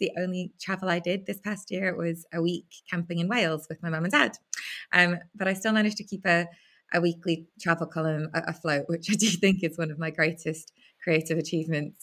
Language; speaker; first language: English; native; English